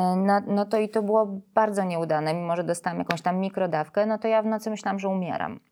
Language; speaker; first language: Polish; native; Polish